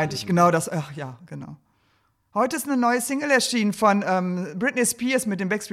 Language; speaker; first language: German; native; German